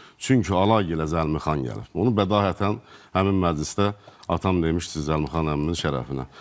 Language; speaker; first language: Azerbaijani; native; Azerbaijani